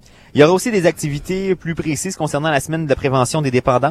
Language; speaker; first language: French; native; French